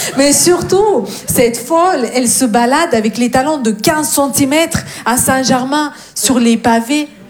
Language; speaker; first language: French; non-native, fluent; Russian